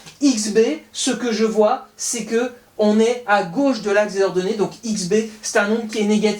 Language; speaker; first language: French; native; French